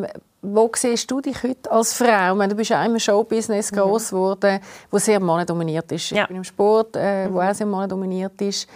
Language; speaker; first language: German; native; German